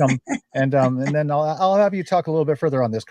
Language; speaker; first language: English; native; English